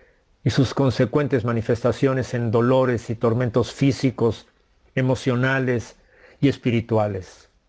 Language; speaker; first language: Spanish; native; Spanish